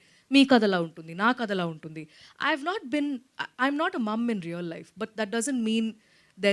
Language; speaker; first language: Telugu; non-native, local second language; Malayalam